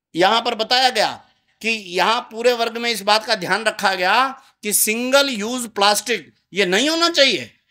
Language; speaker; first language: Hindi; native; Hindi